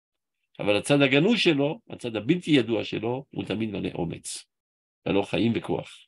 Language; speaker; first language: Hebrew; non-native, fluent; French